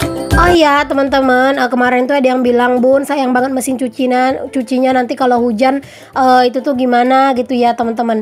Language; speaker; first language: Indonesian; native; Indonesian